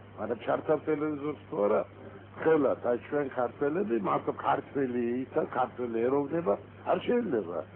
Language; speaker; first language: Georgian; non-native, local second language; Armenian